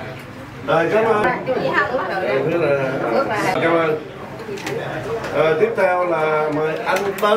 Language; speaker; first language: Vietnamese; native; Vietnamese